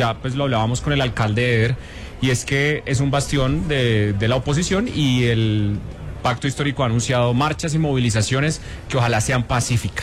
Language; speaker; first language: Spanish; native; Spanish